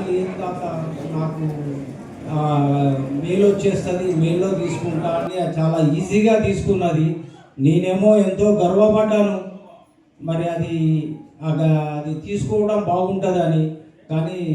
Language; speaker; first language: Telugu; native; Telugu